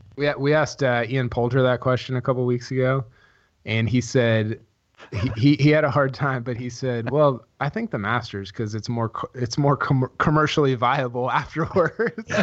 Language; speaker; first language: English; native; English